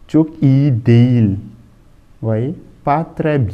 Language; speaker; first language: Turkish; non-native, learner; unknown